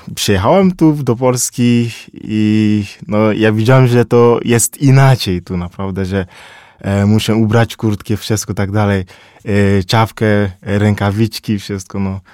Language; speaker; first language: Polish; non-native, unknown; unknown